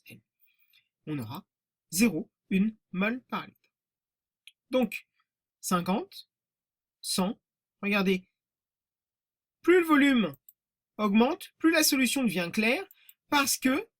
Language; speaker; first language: French; native; French